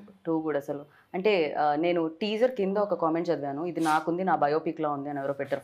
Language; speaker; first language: Telugu; native; Telugu